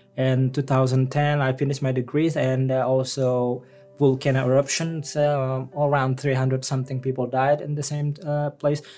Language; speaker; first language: English; non-native, fluent; Indonesian